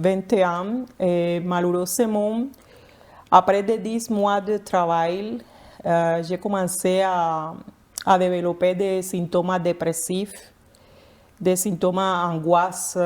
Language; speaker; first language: French; non-native, fluent; Spanish